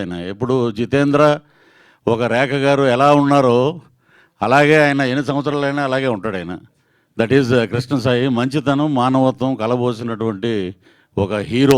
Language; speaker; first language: Telugu; native; Telugu